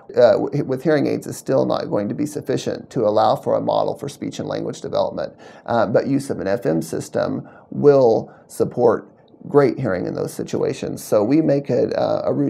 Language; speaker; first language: English; native; English